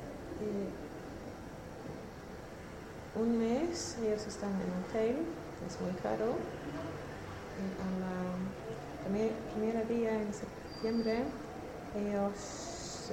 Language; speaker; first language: Spanish; non-native, learner; Swedish